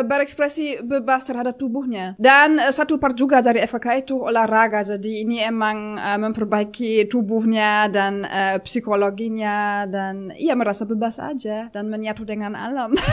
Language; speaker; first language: Indonesian; non-native, fluent; German